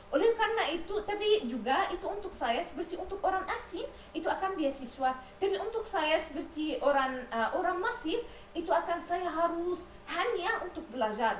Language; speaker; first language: Indonesian; non-native, learner; Arabic